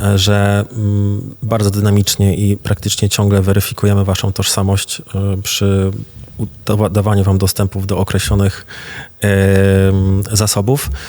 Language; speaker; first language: Polish; native; Polish